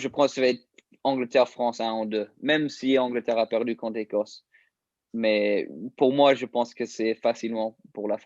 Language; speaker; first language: French; early bilingual, heritage; English